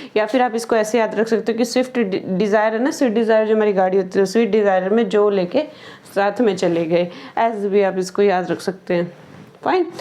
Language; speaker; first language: Hindi; native; Hindi